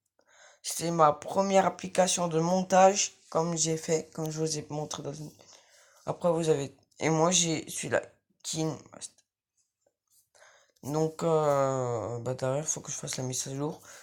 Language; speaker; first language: French; native; French